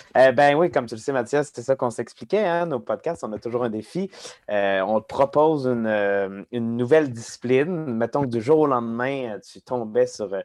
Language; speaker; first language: French; native; French